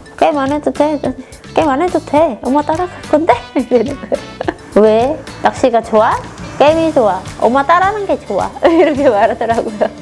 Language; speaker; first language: Korean; non-native, fluent; Khmer